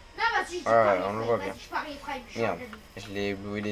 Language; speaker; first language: French; native; French